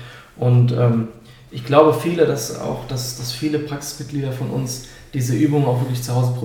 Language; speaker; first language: German; native; German